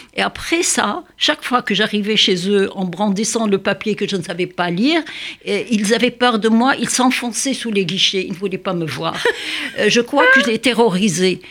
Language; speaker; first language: French; non-native, local second language; Arabic